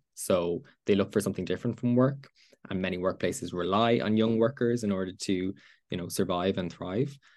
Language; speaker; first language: English; native; English